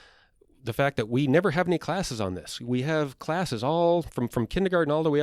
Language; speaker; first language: English; native; English